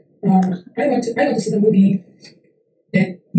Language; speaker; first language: English; non-native, learner; Korean